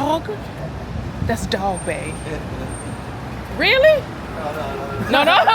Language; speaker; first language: English; native; English